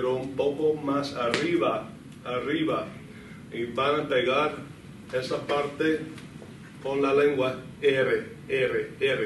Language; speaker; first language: Spanish; non-native, fluent; English